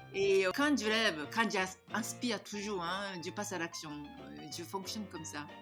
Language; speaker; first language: French; non-native, fluent; Japanese